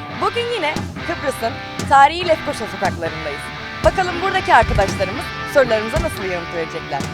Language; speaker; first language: Turkish; native; Turkish